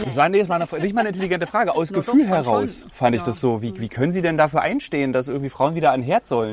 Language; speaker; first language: German; native; German